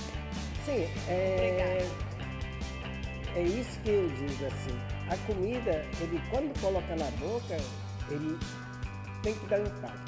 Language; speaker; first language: Portuguese; non-native, fluent; Japanese